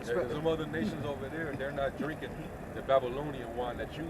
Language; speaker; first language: English; native; English